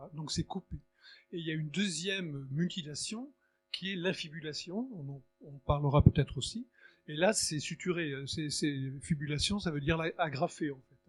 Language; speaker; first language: French; native; French